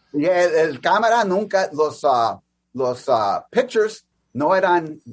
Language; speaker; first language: Spanish; early bilingual, heritage; English